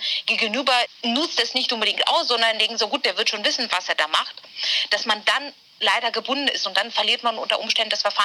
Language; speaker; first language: German; native; German